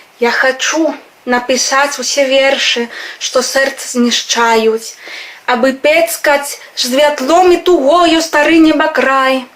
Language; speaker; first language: Belarusian; non-native, fluent; Spanish